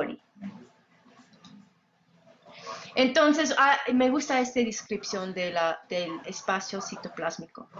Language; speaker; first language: Spanish; non-native, fluent; English